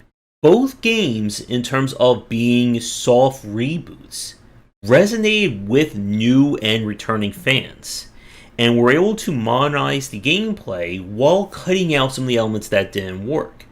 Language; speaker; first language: English; native; English